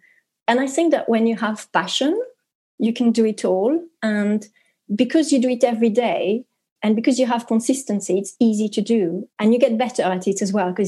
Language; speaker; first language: English; non-native, fluent; French